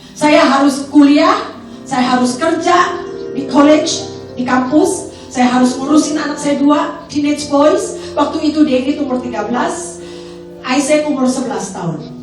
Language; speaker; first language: Indonesian; native; Indonesian